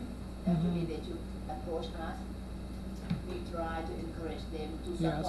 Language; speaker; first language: English; non-native, learner; Thai